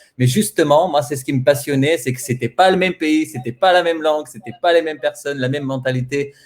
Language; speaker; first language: French; non-native, fluent; Bulgarian